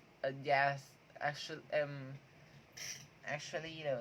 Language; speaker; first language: English; non-native, learner; Thai